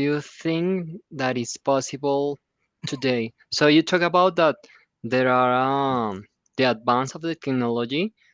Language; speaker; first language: English; non-native, fluent; Spanish